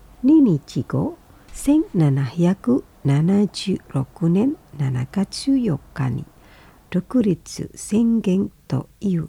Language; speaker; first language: Japanese; non-native, fluent; Indonesian